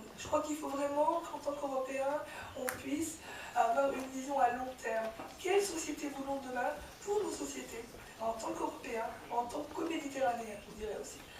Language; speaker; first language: French; early bilingual, other home language; Kabyle